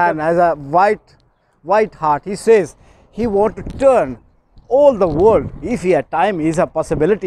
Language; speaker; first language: English; non-native, learner; Urdu